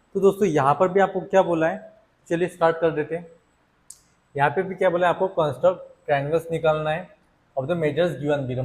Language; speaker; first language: Hindi; non-native, local second language; Marathi